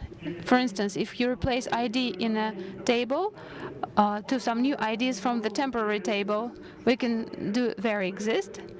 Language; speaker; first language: English; non-native, fluent; Russian